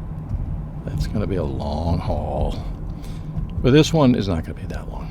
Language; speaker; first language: English; native; English